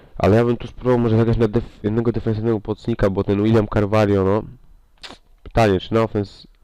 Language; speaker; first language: Polish; native; Polish